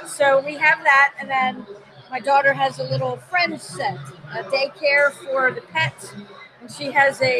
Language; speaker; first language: English; native; English